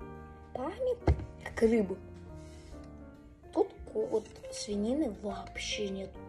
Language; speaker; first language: Russian; early bilingual, heritage; Russian